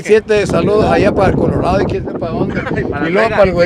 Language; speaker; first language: Spanish; native; Spanish